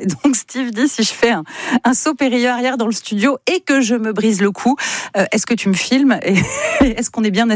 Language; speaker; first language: French; native; French